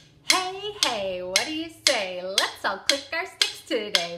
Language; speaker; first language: English; native; English